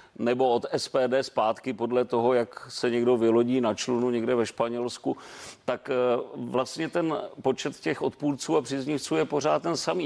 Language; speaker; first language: Czech; native; Czech